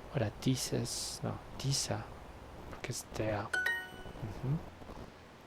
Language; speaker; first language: German; non-native, learner; Spanish